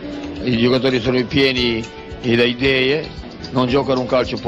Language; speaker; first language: Italian; non-native, fluent; Serbian